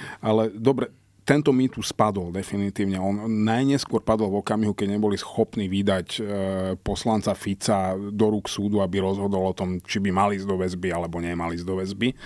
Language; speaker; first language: Slovak; non-native, local second language; Hungarian